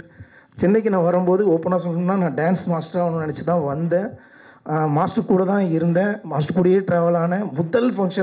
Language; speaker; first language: Tamil; native; Tamil